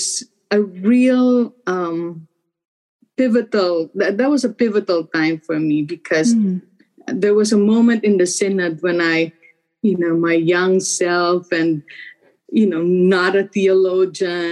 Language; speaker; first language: English; non-native, local second language; Filipino